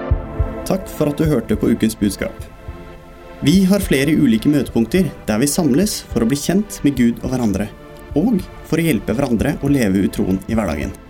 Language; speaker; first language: Norwegian; native; Norwegian